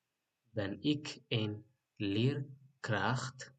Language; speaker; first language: Dutch; non-native, learner; Tigrinya